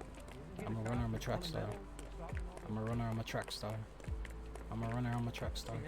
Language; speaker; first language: English; native; English